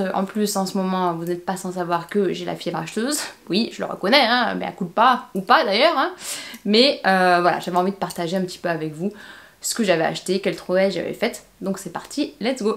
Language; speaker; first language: French; native; French